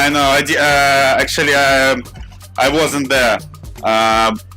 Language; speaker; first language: English; non-native, learner; Russian